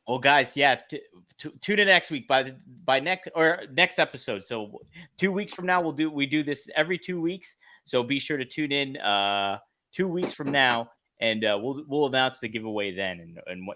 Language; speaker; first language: English; native; English